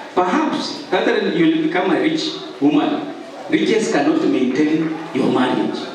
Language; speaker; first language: English; non-native, local second language; Swahili